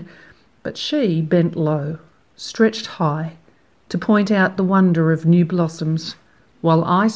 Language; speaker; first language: English; native; English